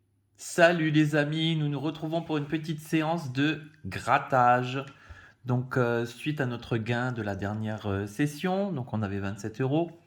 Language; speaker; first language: French; native; French